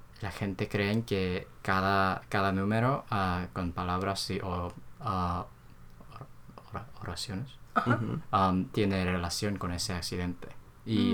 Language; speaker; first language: Spanish; non-native, learner; Korean